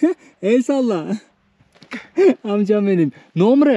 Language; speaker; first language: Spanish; non-native, learner; Turkish